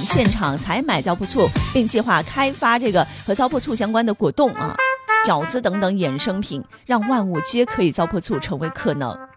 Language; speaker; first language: Chinese; native; Chinese